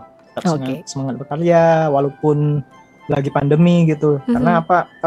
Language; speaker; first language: Indonesian; native; Indonesian